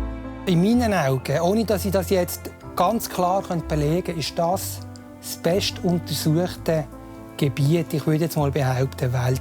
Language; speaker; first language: German; native; German